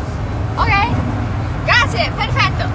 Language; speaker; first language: Italian; non-native, learner; English